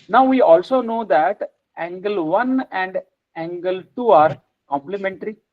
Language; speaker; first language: English; non-native, local second language; Kannada